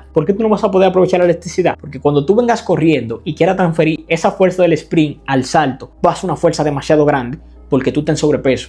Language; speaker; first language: Spanish; native; Spanish